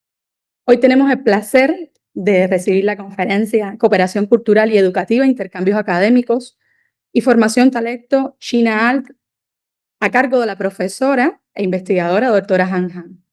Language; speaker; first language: Spanish; native; Spanish